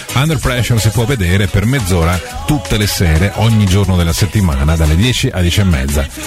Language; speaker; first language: Italian; native; Italian